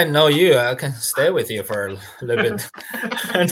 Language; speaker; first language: English; non-native, fluent; Chinese